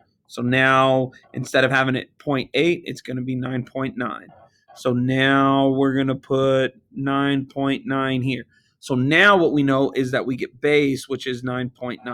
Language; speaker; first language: English; native; English